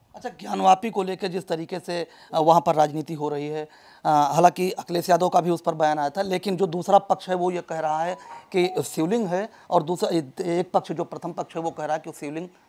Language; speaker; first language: Hindi; native; Hindi